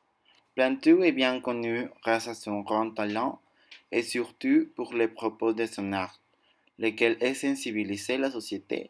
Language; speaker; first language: French; non-native, learner; Spanish